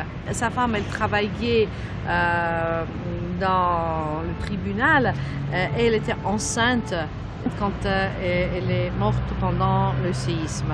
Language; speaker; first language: French; non-native, fluent; Armenian